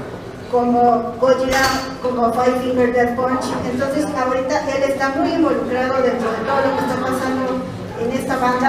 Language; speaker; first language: Spanish; native; Spanish